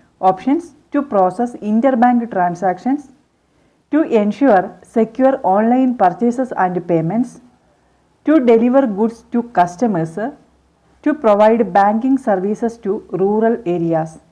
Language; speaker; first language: English; non-native, local second language; Malayalam